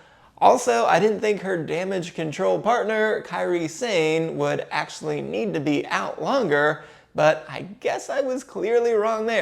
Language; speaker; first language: English; native; English